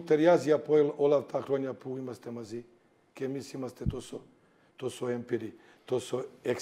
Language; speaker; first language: Greek; non-native, fluent; Serbian